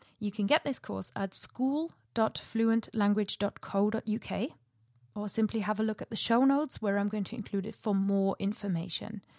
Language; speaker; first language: English; non-native, fluent; German